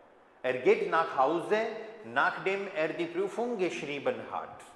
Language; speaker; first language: German; non-native, fluent; Hindi